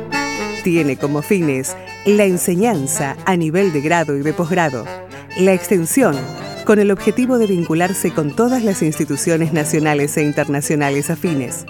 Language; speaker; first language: Spanish; native; Spanish